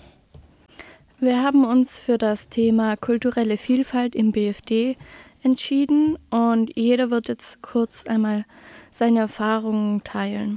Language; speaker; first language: German; native; German